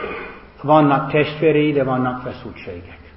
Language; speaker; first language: Hungarian; non-native, learner; English